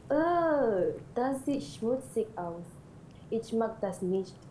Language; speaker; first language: German; non-native, learner; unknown